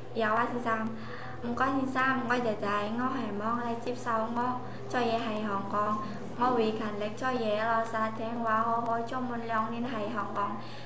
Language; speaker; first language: Cantonese; non-native, learner; Indonesian